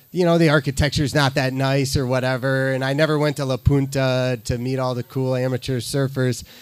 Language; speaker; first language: English; native; English